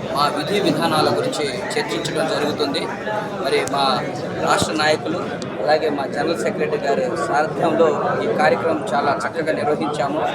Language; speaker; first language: Telugu; non-native, local second language; Lambadi